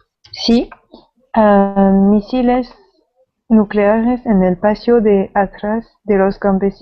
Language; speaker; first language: Spanish; non-native, learner; French